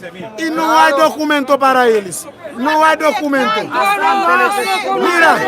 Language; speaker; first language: Spanish; non-native, learner; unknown